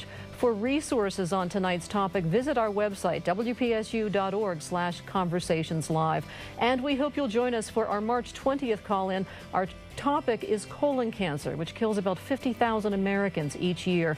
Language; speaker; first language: English; native; English